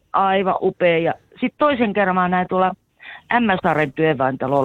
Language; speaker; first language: Finnish; native; Finnish